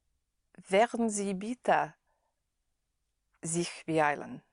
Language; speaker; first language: German; non-native, learner; English